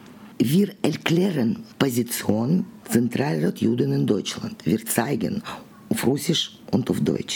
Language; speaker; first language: German; non-native, learner; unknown